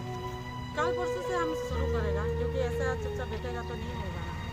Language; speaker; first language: Hindi; non-native, local second language; Kok Borok